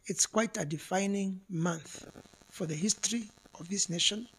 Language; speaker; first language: English; non-native, local second language; Kikuyu